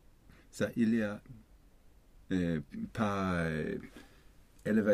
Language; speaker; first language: French; non-native, learner; Swedish